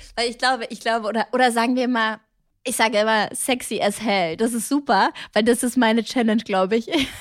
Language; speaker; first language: German; early bilingual, other home language; Greek